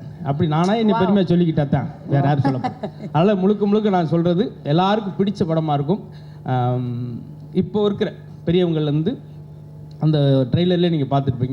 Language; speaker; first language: Tamil; native; Tamil